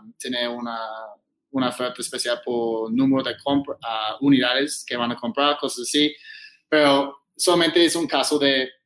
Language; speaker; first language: Spanish; non-native, fluent; English